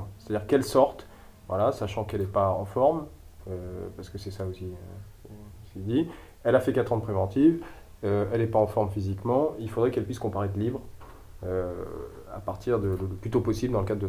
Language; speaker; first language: French; native; French